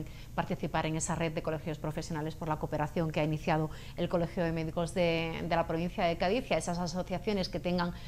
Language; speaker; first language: Spanish; native; Spanish